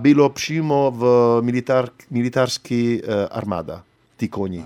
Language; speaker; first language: Czech; non-native, learner; Italian